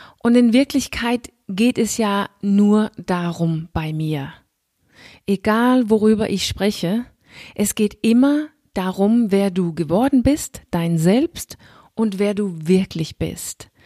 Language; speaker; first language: German; non-native, fluent; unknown